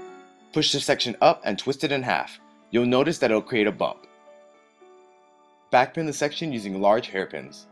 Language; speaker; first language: English; native; English